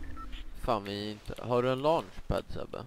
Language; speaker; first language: Swedish; native; Swedish